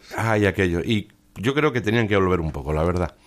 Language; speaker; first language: Spanish; native; Spanish